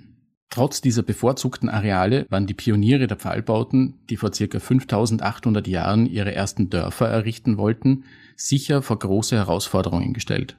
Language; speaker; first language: German; native; German